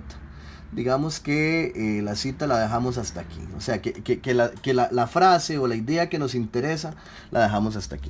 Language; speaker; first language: Spanish; native; Spanish